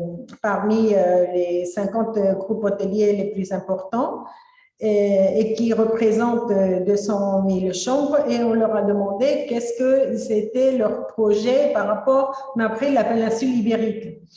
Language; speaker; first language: French; non-native, fluent; Spanish